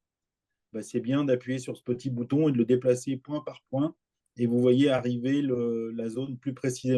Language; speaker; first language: French; native; French